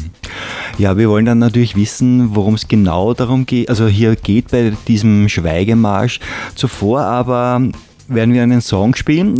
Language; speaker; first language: German; native; German